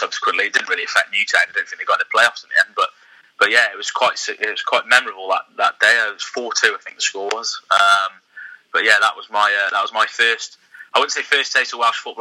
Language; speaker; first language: English; native; English